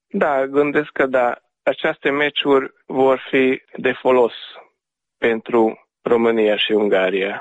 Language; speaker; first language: Romanian; non-native, learner; Hungarian